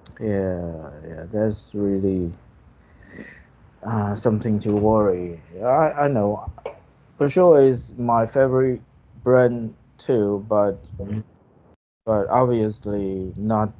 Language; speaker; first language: English; non-native, fluent; Chinese